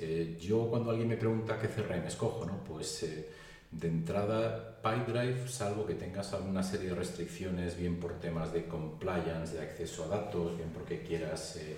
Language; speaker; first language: Spanish; native; Spanish